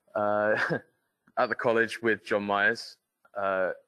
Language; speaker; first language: English; native; English